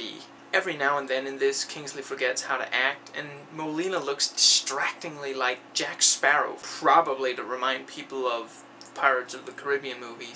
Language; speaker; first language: English; native; English